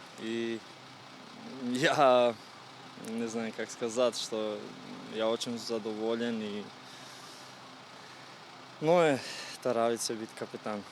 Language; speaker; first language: Russian; non-native, learner; Croatian